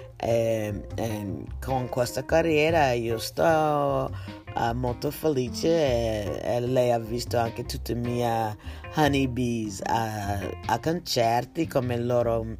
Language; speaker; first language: Italian; non-native, learner; English